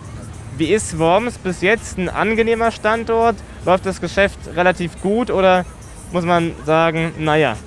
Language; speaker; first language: German; native; German